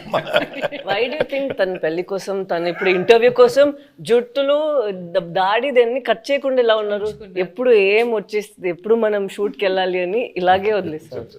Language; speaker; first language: Telugu; non-native, local second language; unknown